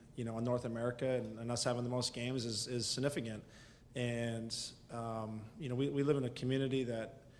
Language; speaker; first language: English; native; English